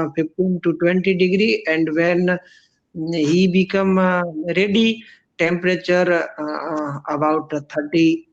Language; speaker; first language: English; non-native, learner; Rajasthani